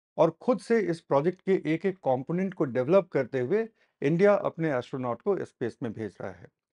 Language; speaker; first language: Hindi; native; Hindi